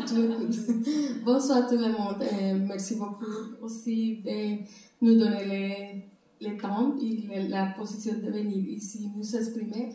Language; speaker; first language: French; non-native, learner; Spanish